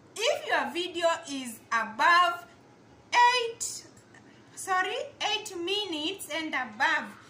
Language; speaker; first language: English; non-native, local second language; Kamba